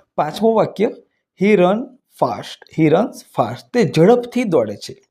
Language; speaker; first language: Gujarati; non-native, local second language; Hindi